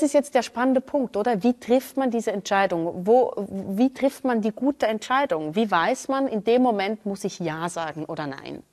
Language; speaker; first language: German; native; German